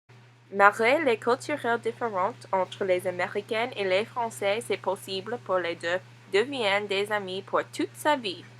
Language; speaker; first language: French; non-native, learner; English